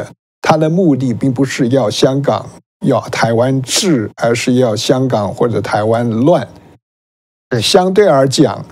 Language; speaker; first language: Chinese; native; Chinese